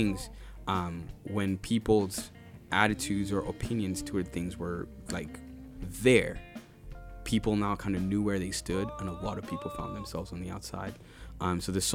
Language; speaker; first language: English; non-native, local second language; Ganda